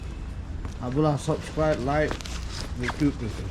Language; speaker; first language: Hindi; non-native, local second language; Khasi